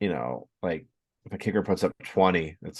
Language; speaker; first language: English; native; English